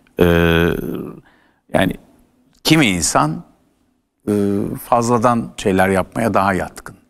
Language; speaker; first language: Turkish; native; Turkish